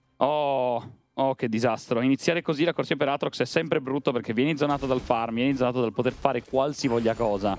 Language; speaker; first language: Italian; native; Italian